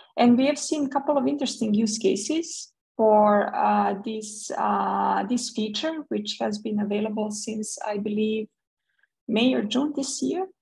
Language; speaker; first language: English; non-native, fluent; Serbian